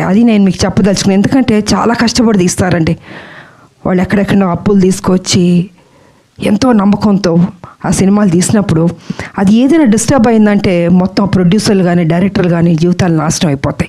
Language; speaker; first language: Telugu; native; Telugu